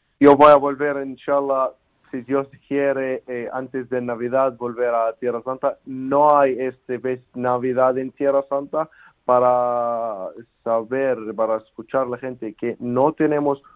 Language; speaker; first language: Spanish; non-native, learner; Arabic